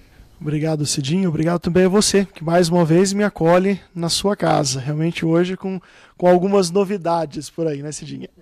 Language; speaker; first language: Portuguese; native; Portuguese